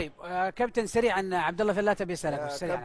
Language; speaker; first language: Arabic; native; Arabic